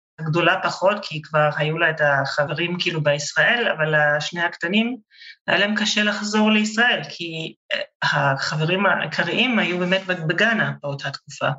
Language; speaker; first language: Hebrew; non-native, fluent; German